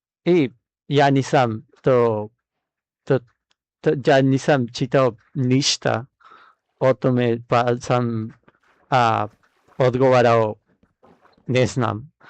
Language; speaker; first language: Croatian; non-native, learner; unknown